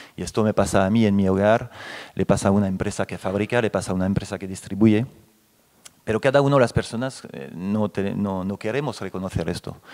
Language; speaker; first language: Spanish; non-native, fluent; French